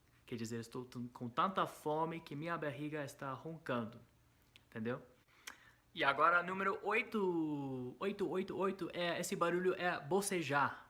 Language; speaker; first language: Portuguese; non-native, fluent; English